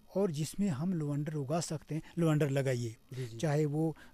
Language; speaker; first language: Hindi; non-native, local second language; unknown